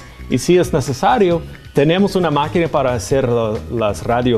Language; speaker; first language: Spanish; non-native, fluent; English